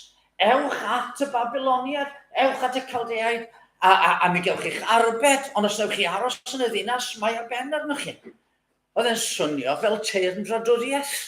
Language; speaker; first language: Welsh; native; Welsh